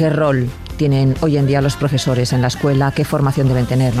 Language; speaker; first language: Spanish; native; Spanish